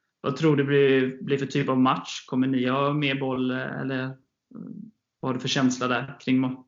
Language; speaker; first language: Swedish; native; Swedish